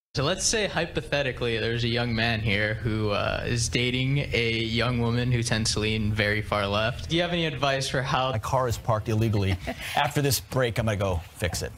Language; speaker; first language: English; native; English